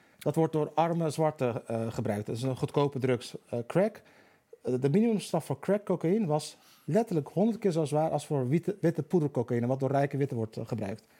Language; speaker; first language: Dutch; early bilingual, other home language; Turkish